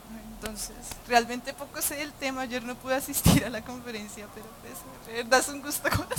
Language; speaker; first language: Spanish; native; Spanish